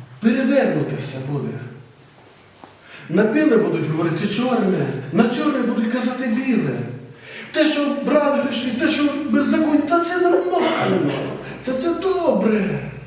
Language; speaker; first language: Ukrainian; native; Ukrainian